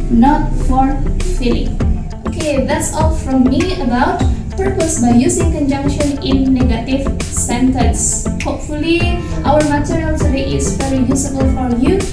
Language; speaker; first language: English; non-native, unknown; Indonesian